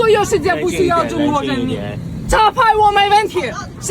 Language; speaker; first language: Chinese; non-native, learner; Russian